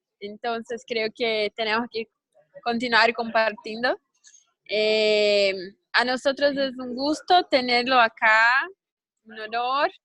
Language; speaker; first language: Spanish; non-native, learner; Portuguese